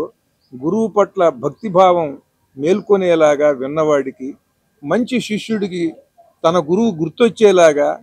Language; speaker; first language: Telugu; native; Telugu